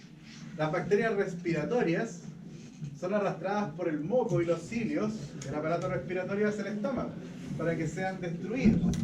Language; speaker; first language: Spanish; native; Spanish